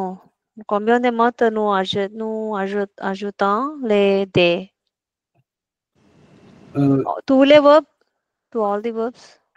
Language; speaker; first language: French; non-native, learner; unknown